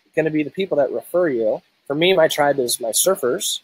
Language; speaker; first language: English; native; English